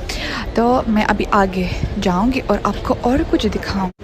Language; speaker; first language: Hindi; non-native, fluent; Russian